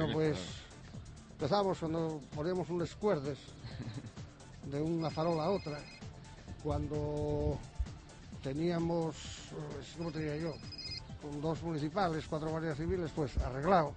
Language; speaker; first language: Spanish; native; Spanish